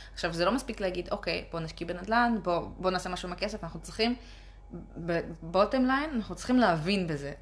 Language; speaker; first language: Hebrew; early bilingual, other home language; Russian